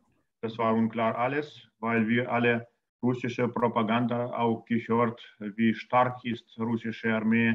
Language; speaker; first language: German; non-native, learner; Russian